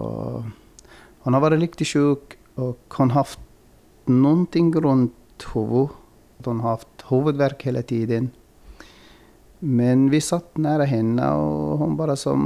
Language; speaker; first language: Swedish; non-native, fluent; Arabic